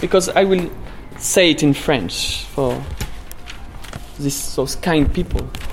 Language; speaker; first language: English; non-native, fluent; French